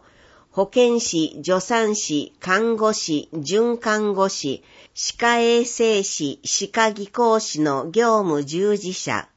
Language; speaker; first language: Japanese; native; Japanese